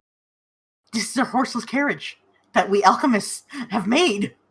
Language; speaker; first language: English; native; English